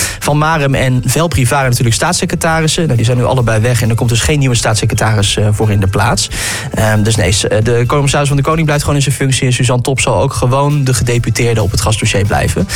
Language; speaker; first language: Dutch; native; Dutch